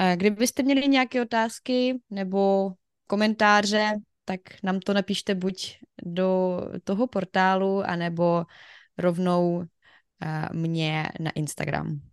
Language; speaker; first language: Czech; non-native, fluent; Ukrainian